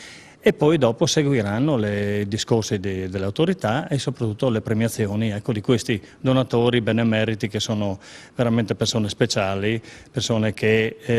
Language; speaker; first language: Italian; native; Italian